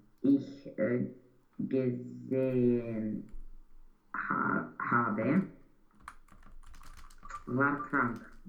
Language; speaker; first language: German; non-native, learner; Romanian